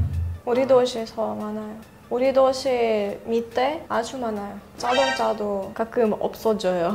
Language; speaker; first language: Korean; non-native, fluent; Russian